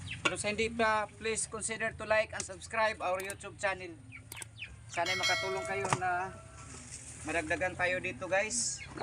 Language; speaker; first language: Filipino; non-native, local second language; Cebuano